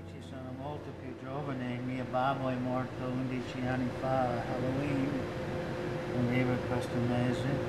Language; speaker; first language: Italian; non-native, learner; English